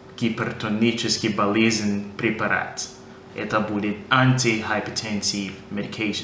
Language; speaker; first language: Russian; non-native, fluent; English